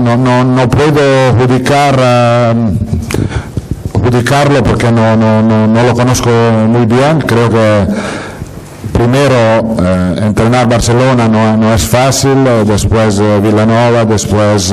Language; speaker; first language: Spanish; non-native, fluent; Italian